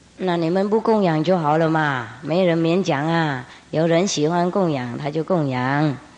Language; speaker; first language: Chinese; non-native, fluent; Vietnamese